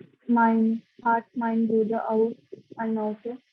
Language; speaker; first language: German; non-native, learner; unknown